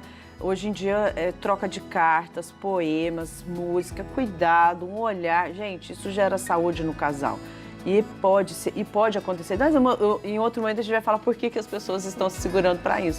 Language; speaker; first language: Portuguese; native; Portuguese